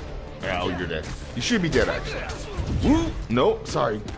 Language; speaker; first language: English; native; English